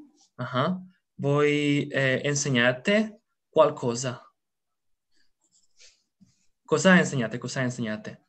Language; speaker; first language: Italian; non-native, learner; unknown